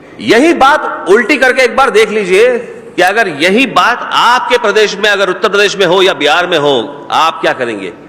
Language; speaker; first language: Hindi; non-native, local second language; Marathi